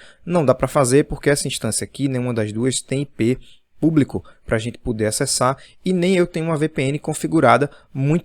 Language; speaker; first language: Portuguese; native; Portuguese